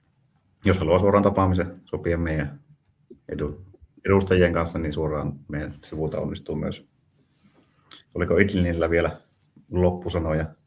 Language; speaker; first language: Finnish; native; Finnish